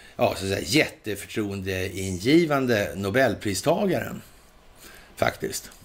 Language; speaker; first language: Swedish; native; Swedish